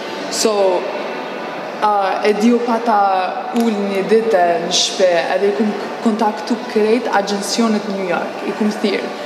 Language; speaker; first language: Albanian; early bilingual, heritage; Albanian